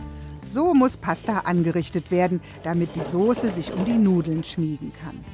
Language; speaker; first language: German; native; German